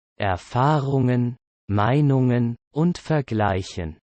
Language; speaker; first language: German; non-native, learner; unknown